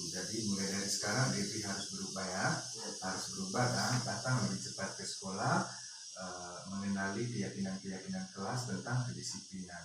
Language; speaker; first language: Indonesian; non-native, local second language; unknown